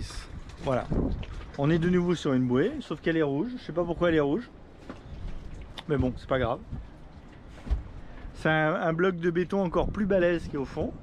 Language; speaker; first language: French; native; French